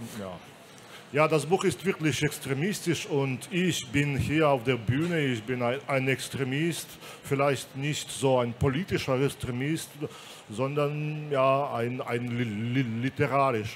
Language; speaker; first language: German; non-native, fluent; Belarusian